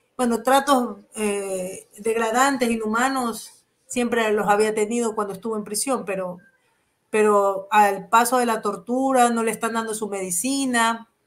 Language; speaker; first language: Spanish; native; Spanish